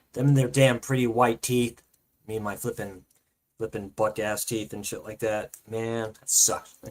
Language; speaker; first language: English; native; English